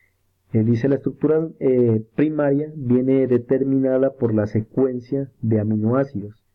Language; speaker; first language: Spanish; native; Spanish